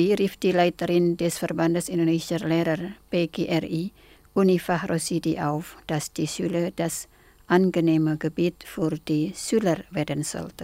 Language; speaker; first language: German; non-native, fluent; Indonesian